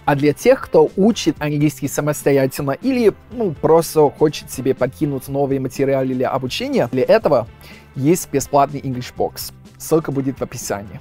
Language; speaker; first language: Russian; non-native, fluent; English